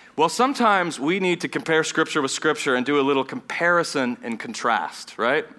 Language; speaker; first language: English; non-native, fluent; German